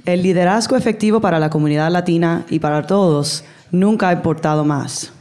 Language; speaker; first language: Spanish; early bilingual, heritage; Spanish